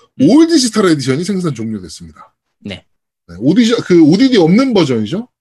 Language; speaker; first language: Korean; native; Korean